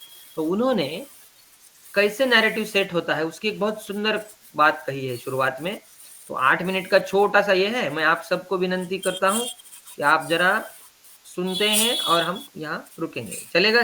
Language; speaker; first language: Hindi; native; Hindi